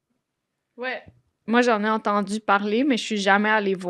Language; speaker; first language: French; native; French